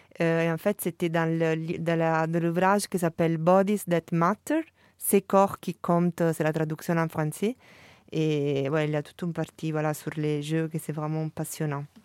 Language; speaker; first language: French; non-native, fluent; Italian